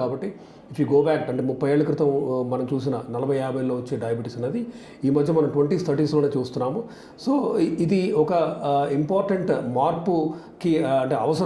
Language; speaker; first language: Telugu; native; Telugu